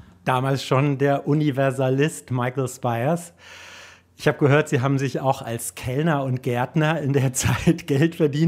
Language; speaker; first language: German; native; German